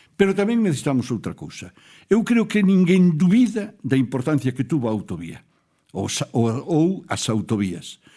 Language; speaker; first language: Galician; native; Galician